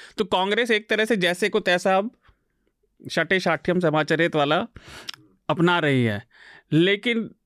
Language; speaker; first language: Hindi; native; Hindi